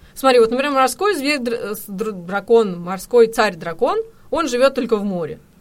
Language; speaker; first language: Russian; native; Russian